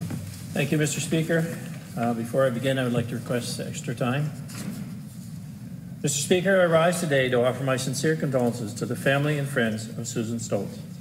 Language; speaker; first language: English; native; English